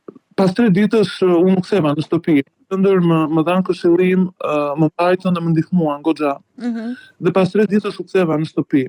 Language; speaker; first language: Albanian; native; Albanian